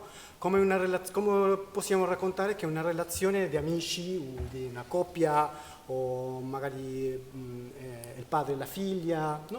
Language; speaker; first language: Italian; non-native, learner; Spanish